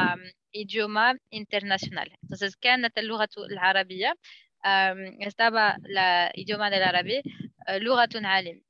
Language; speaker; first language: Spanish; non-native, learner; Arabic